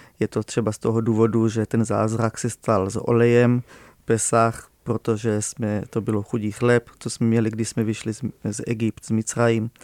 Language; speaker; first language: Czech; non-native, fluent; Hebrew